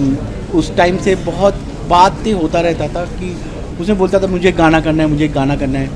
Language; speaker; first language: Hindi; non-native, local second language; Bangla